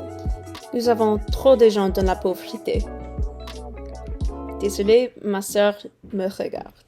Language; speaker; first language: French; non-native, learner; English